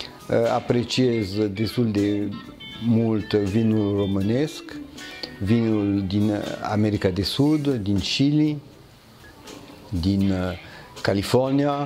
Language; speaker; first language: Romanian; early bilingual, heritage; French